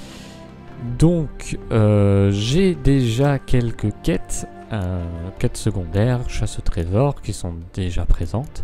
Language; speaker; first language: French; native; French